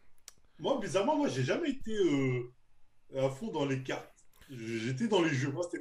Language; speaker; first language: French; native; French